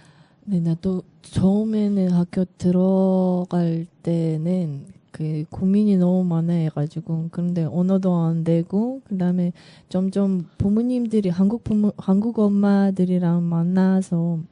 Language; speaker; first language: Korean; non-native, learner; Russian